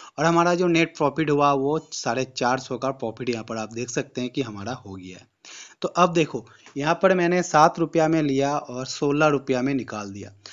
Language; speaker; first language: Hindi; native; Hindi